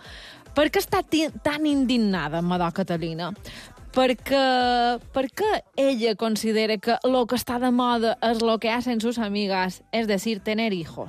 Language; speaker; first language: Catalan; native; Catalan